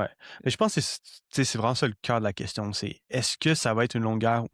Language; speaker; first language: French; native; French